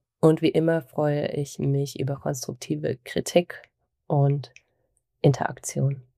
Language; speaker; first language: German; native; German